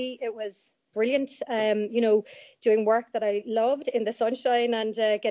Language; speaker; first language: English; native; English